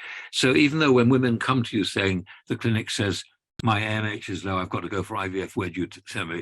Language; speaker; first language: English; native; English